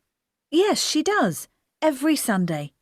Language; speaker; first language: English; non-native, learner; Uzbek